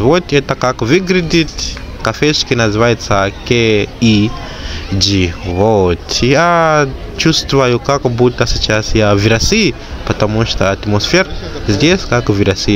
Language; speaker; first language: Russian; non-native, learner; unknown